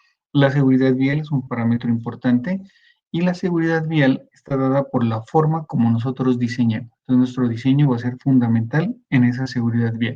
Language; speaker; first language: Spanish; native; Spanish